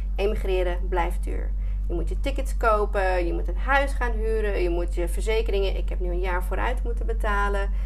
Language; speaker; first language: Dutch; non-native, fluent; English